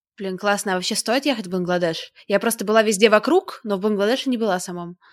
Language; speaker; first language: Russian; native; Russian